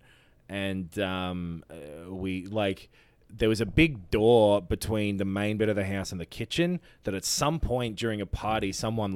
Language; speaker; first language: English; native; English